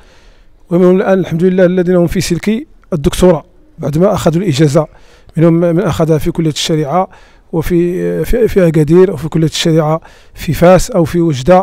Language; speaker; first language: Arabic; native; Arabic